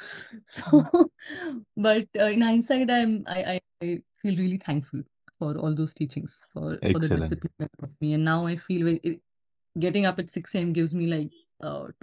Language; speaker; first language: English; non-native, local second language; Hindi